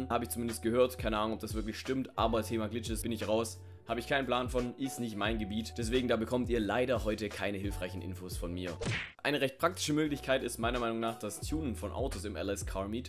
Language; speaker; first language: German; native; German